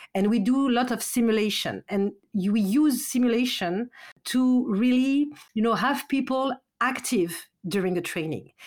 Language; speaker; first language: English; non-native, fluent; French